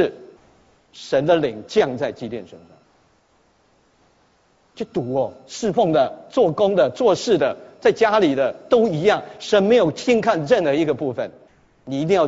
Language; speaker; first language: Chinese; native; Chinese